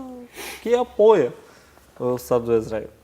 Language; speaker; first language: Portuguese; non-native, fluent; Arabic